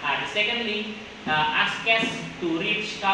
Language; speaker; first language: English; non-native, learner; Indonesian